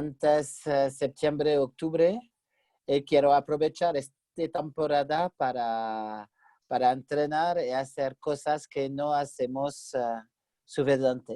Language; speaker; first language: Spanish; non-native, fluent; French